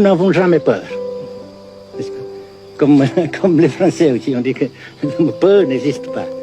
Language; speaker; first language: French; non-native, local second language; Vietnamese